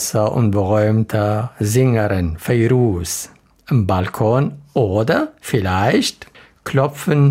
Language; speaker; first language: German; non-native, learner; Arabic